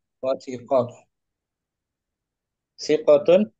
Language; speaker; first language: Arabic; non-native, fluent; Indonesian